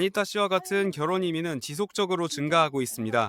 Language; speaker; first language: Korean; native; Korean